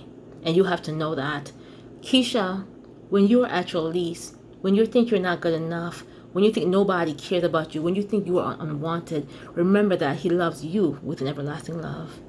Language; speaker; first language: English; native; English